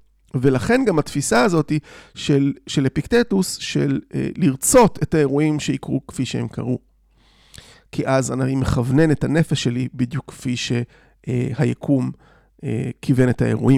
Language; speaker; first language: Hebrew; native; Hebrew